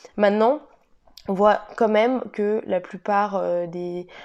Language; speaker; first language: French; native; French